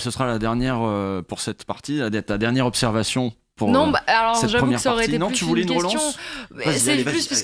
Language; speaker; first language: French; native; French